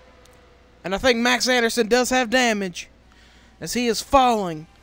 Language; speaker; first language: English; native; English